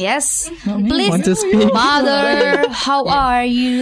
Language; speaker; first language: English; non-native, fluent; Indonesian